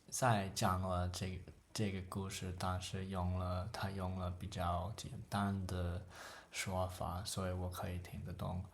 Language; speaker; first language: Chinese; non-native, learner; English